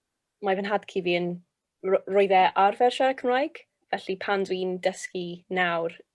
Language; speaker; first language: Welsh; non-native, local second language; English